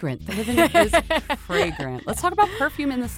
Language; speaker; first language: English; native; English